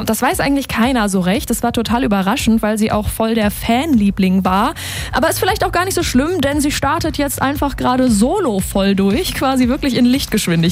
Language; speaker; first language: German; native; German